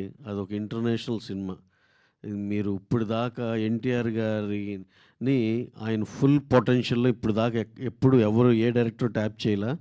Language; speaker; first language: Telugu; native; Telugu